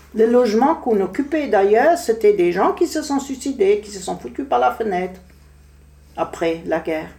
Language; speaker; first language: French; non-native, fluent; German